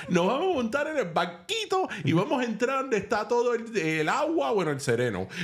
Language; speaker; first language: Spanish; early bilingual, heritage; Spanish